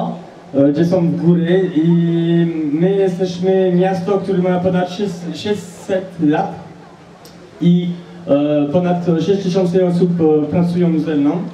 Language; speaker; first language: Polish; non-native, learner; French